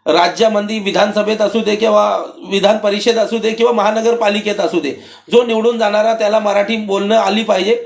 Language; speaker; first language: Marathi; non-native, local second language; Urdu